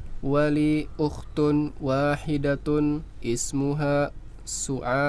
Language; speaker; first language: Arabic; non-native, learner; Indonesian